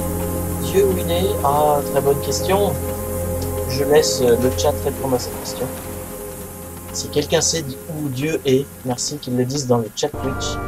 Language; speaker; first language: French; native; French